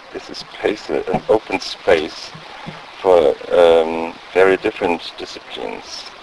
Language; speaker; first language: English; non-native, fluent; German